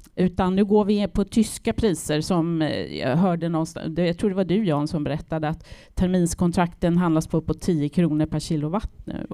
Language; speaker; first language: Swedish; native; Swedish